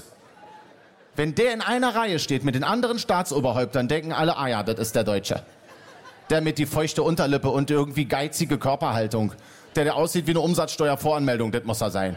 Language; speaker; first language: German; native; German